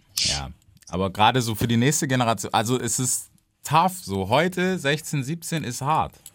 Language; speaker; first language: German; early bilingual, other home language; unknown